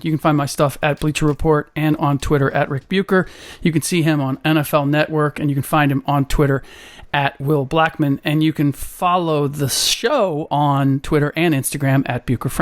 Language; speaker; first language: English; native; English